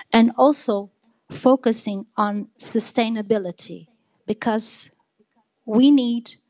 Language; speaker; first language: English; non-native, fluent; Portuguese